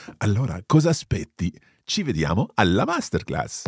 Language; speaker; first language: Italian; non-native, fluent; English